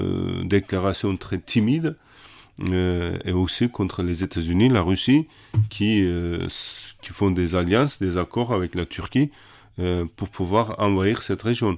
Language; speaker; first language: French; non-native, fluent; Kurdish